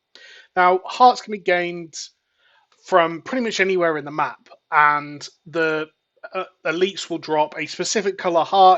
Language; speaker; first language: English; native; English